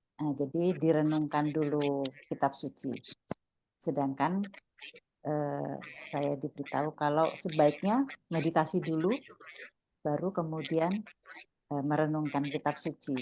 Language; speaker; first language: Indonesian; native; Indonesian